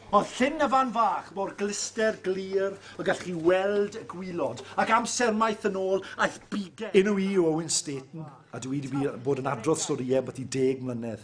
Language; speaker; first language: Welsh; native; Welsh